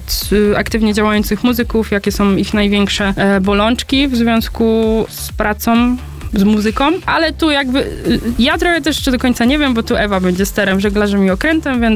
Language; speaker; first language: Polish; native; Polish